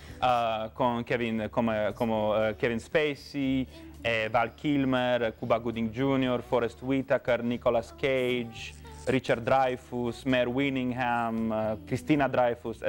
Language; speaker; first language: Spanish; non-native, learner; Romanian